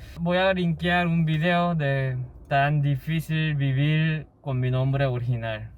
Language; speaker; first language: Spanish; non-native, fluent; Korean